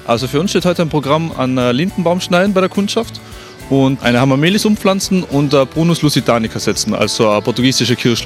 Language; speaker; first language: German; native; German